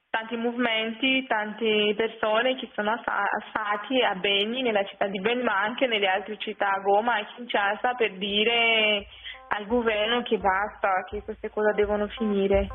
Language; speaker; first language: Italian; non-native, fluent; French